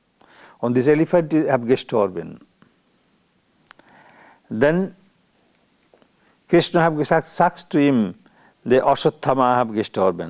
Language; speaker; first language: German; non-native, learner; Bangla